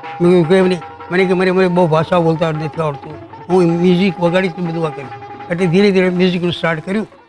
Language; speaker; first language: Gujarati; non-native, local second language; Kachhi